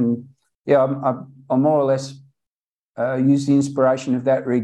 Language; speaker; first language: English; native; English